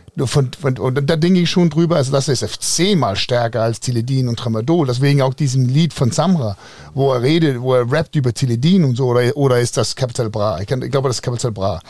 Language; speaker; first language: German; non-native, fluent; Danish